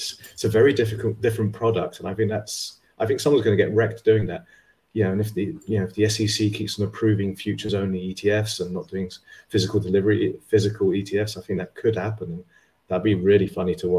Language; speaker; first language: English; native; English